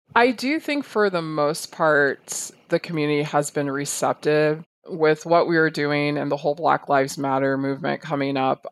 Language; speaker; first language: English; native; English